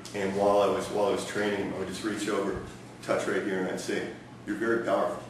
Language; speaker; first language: English; native; English